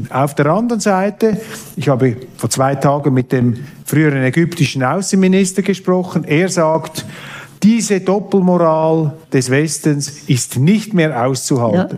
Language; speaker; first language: German; native; German